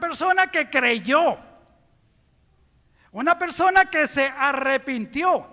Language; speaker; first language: Spanish; native; Spanish